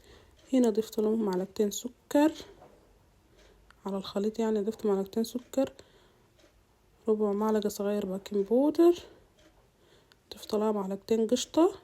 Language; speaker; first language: Arabic; native; Arabic